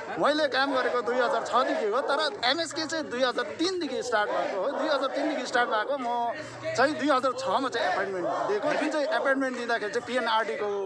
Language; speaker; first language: Nepali; native; Nepali